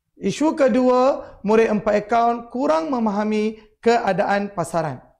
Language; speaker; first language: Malay; non-native, local second language; Tamil